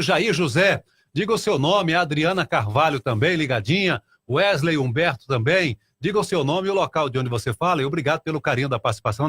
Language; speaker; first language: Portuguese; native; Portuguese